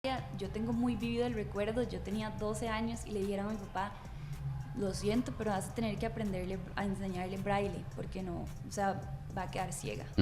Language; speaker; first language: Spanish; native; Spanish